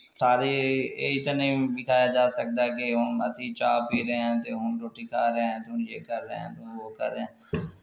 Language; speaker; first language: Urdu; non-native, local second language; Punjabi